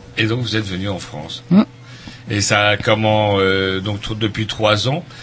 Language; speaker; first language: French; native; French